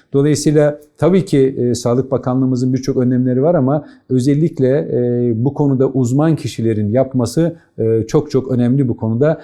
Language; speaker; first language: Turkish; native; Turkish